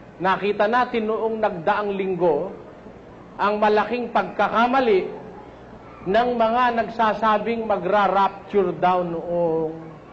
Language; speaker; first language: Filipino; non-native, local second language; Pampanga